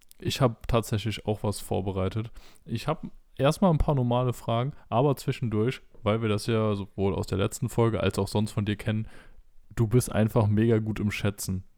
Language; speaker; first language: German; native; German